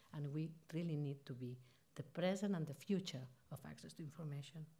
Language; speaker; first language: English; non-native, fluent; Spanish